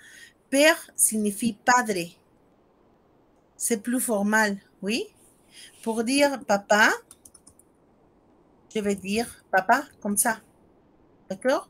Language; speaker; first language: French; non-native, fluent; Spanish